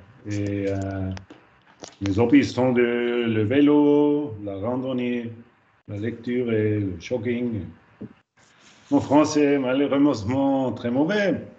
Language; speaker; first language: French; non-native, learner; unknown